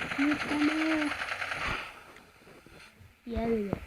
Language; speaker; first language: French; native; French